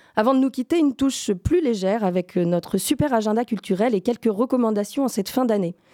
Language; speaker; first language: French; native; French